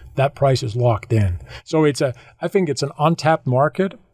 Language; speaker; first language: English; non-native, fluent; Danish